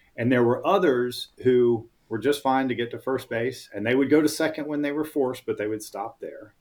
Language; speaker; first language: English; native; English